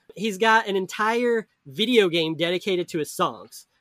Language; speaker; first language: English; native; English